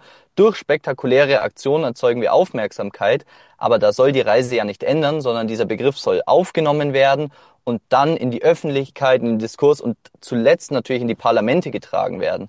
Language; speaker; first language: German; native; German